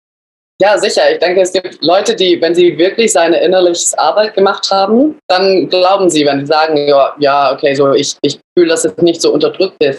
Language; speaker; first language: German; early bilingual, other home language; English